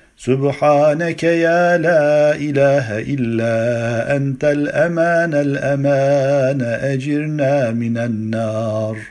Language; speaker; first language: Arabic; non-native, fluent; Turkish